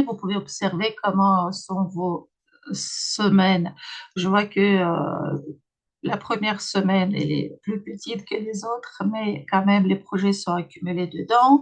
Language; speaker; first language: French; non-native, fluent; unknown